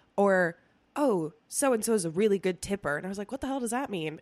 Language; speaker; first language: English; early bilingual, other home language; Spanish